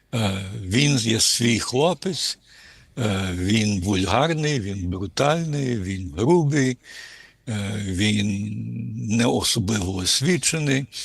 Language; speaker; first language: Ukrainian; early bilingual, heritage; Ukrainian